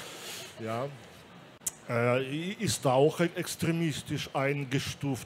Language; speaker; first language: German; non-native, fluent; Belarusian